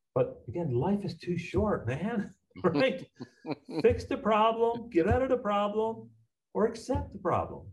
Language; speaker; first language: English; native; English